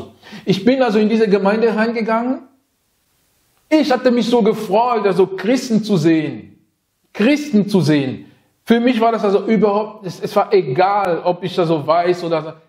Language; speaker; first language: German; non-native, fluent; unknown